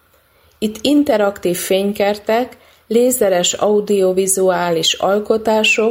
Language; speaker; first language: Hungarian; native; Hungarian